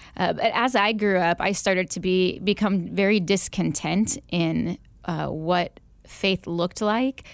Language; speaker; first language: English; native; English